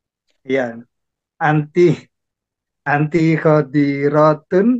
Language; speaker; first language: Arabic; non-native, learner; Indonesian